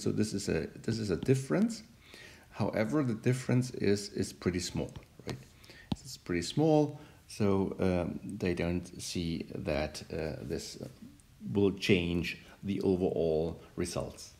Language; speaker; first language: English; non-native, fluent; German